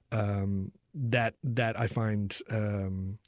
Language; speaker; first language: English; native; English